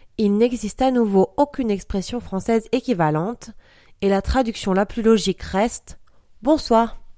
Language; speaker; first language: French; native; French